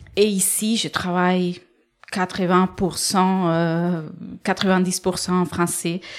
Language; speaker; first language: French; non-native, fluent; Spanish